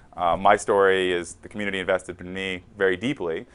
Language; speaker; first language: English; native; English